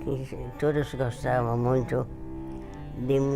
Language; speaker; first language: Portuguese; non-native, fluent; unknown